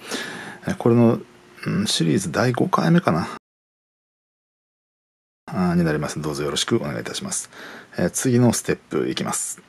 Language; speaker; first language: Japanese; native; Japanese